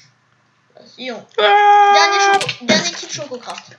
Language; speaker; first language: French; native; French